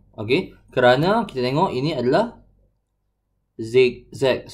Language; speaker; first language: Malay; native; Malay